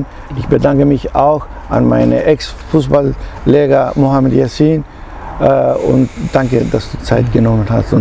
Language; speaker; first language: German; non-native, fluent; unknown